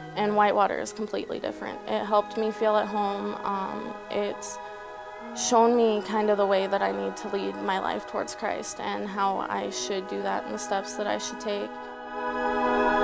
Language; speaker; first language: English; native; English